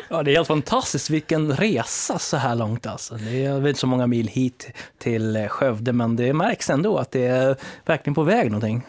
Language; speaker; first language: Swedish; early bilingual, other home language; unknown